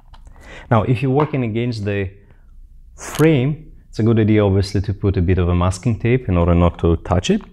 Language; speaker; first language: English; non-native, fluent; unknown